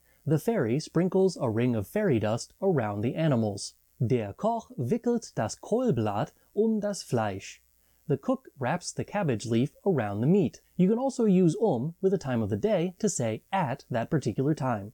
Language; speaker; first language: English; native; English